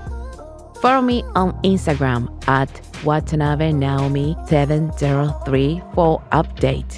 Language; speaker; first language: English; non-native, learner; Japanese